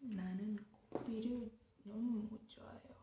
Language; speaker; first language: Korean; non-native, learner; Portuguese